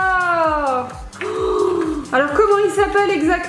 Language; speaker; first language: French; native; French